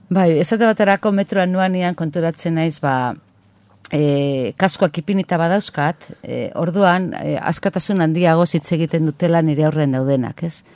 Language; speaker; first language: Basque; non-native, local second language; Spanish